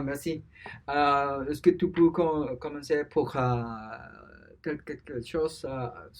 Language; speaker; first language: French; non-native, learner; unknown